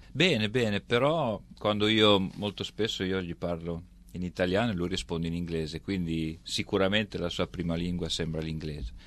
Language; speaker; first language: Italian; native; Italian